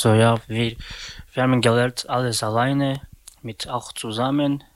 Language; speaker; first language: German; non-native, learner; Slovak